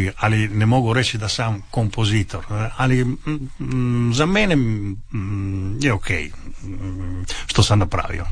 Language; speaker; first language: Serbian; non-native, fluent; Italian